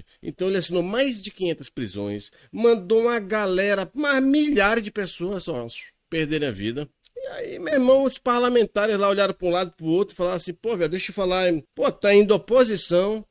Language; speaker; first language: Portuguese; native; Portuguese